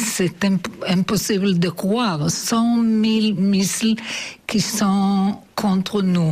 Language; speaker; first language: French; non-native, learner; Hebrew